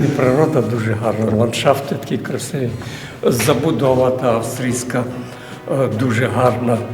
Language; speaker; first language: Ukrainian; native; Ukrainian